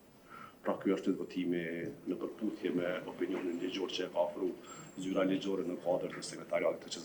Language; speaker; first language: Albanian; native; Albanian